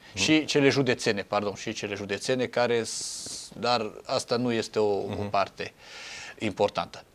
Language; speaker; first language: Romanian; non-native, local second language; Hungarian